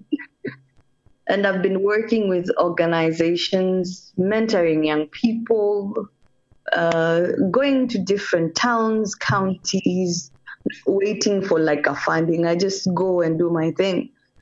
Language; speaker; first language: English; non-native, local second language; Swahili